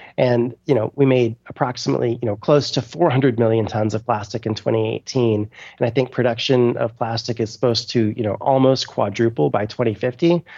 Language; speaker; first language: English; native; English